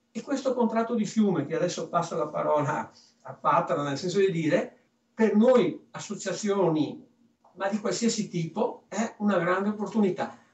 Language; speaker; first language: Italian; early bilingual, other home language; French